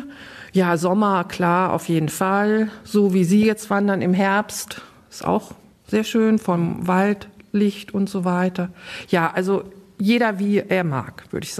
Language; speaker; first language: German; native; German